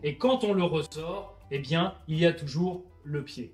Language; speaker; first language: French; native; French